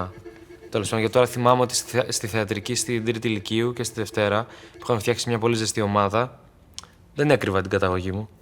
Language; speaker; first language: Greek; early bilingual, other home language; Albanian